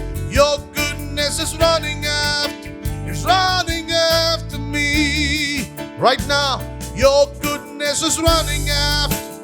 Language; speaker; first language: English; non-native, local second language; Tamil